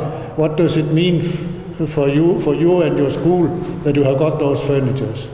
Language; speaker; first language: English; non-native, fluent; Danish